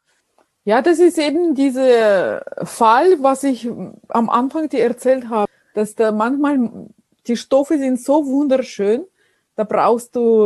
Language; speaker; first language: German; non-native, fluent; Russian